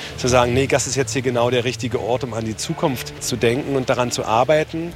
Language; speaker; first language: German; native; German